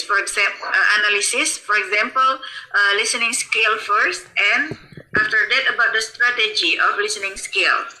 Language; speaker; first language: English; non-native, fluent; Indonesian